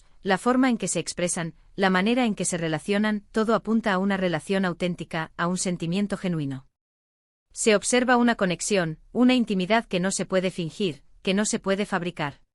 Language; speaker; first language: Spanish; native; Spanish